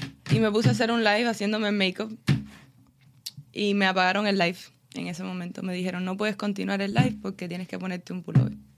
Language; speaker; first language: Spanish; early bilingual, heritage; Spanish